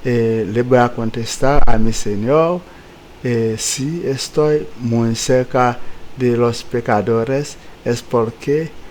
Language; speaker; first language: Spanish; non-native, fluent; Haitian Creole